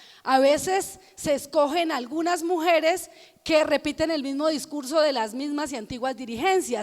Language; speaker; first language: Spanish; native; Spanish